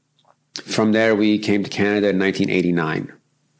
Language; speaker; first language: English; native; English